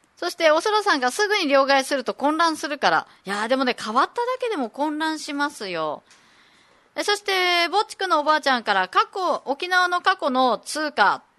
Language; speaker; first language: Japanese; native; Japanese